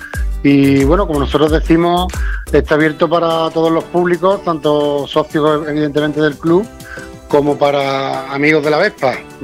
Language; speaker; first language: Spanish; native; Spanish